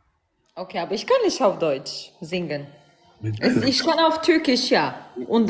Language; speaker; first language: German; non-native, learner; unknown